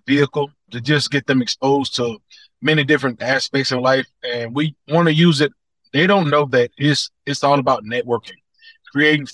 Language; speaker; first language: English; native; English